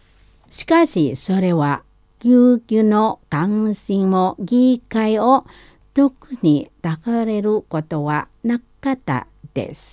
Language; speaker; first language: Japanese; non-native, learner; Indonesian